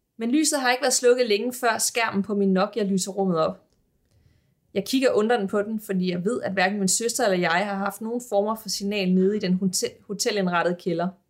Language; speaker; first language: Danish; native; Danish